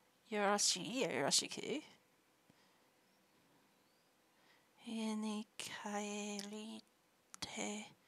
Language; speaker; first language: Japanese; non-native, learner; English